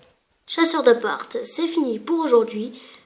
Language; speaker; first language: French; native; French